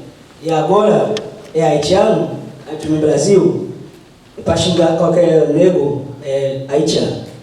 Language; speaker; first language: Portuguese; non-native, learner; Haitian Creole